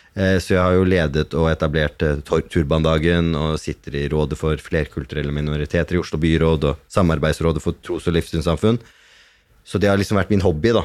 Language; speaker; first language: Norwegian; early bilingual, other home language; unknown